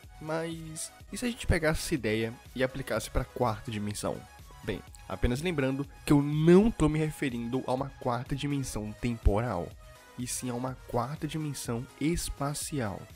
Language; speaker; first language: Portuguese; native; Portuguese